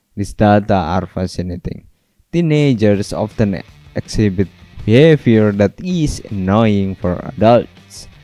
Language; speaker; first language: English; non-native, fluent; Indonesian